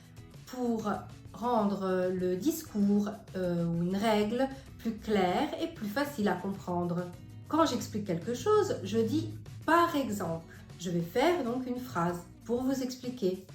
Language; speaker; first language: French; non-native, fluent; Italian